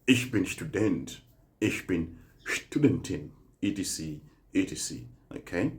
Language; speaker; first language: German; non-native, fluent; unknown